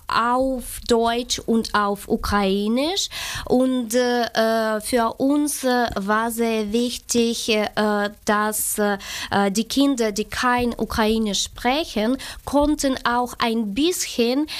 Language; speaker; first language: German; non-native, learner; Ukrainian